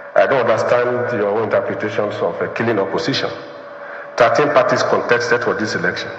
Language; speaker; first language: English; non-native, local second language; Yoruba